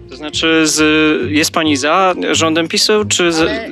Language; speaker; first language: Polish; native; Polish